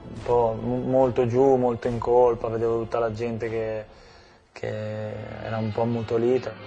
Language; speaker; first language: Italian; early bilingual, other home language; Albanian